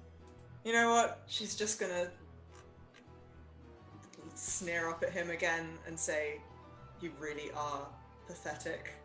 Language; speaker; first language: English; native; English